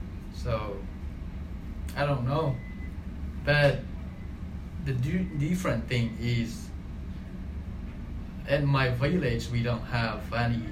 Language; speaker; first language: English; non-native, learner; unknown